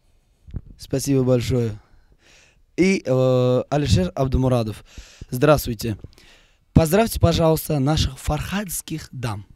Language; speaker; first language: Russian; non-native, local second language; Uzbek